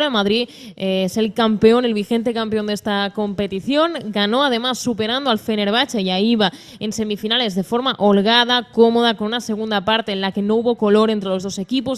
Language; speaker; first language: Spanish; native; Spanish